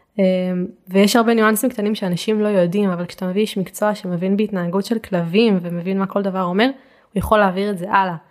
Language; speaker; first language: Hebrew; native; Hebrew